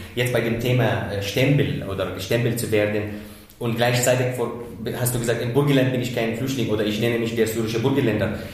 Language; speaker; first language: German; non-native, fluent; Arabic